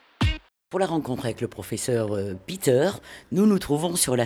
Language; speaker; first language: French; native; French